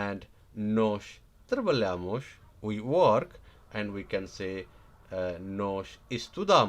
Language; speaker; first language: Portuguese; non-native, learner; Nepali